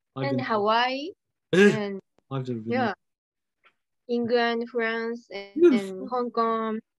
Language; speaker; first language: English; non-native, learner; Japanese